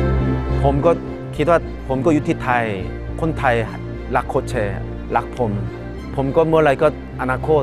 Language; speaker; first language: Thai; non-native, fluent; Korean